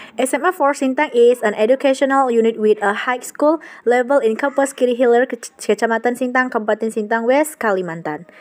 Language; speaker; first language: English; non-native, learner; Indonesian